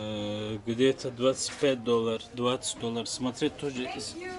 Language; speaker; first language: Russian; non-native, learner; Turkish